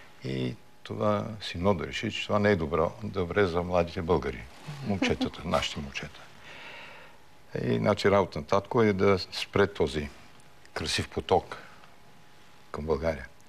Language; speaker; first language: Bulgarian; early bilingual, heritage; Bulgarian